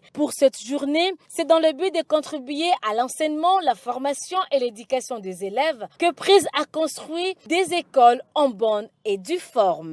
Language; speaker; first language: French; native; French